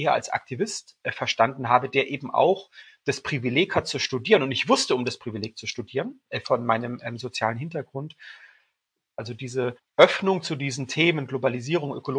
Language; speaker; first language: German; native; German